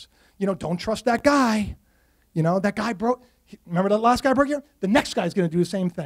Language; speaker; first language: English; native; English